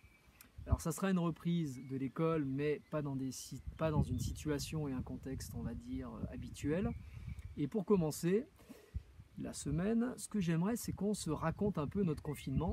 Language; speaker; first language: French; native; French